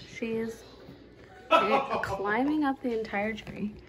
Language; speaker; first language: English; native; English